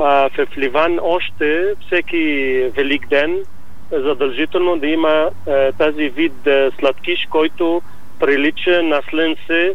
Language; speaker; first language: Bulgarian; non-native, learner; Arabic